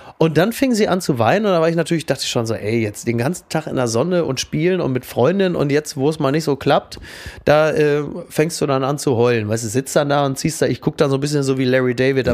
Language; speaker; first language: German; native; German